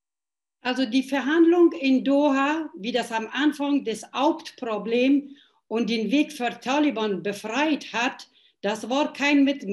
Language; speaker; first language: German; non-native, fluent; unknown